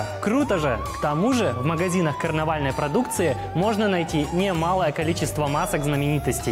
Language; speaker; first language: Russian; native; Russian